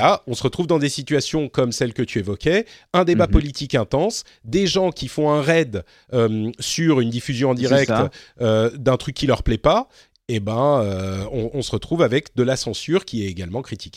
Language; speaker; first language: French; native; French